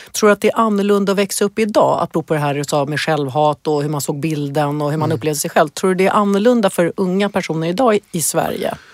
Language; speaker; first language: Swedish; native; Swedish